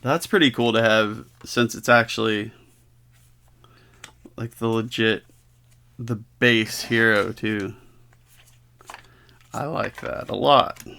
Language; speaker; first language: English; native; English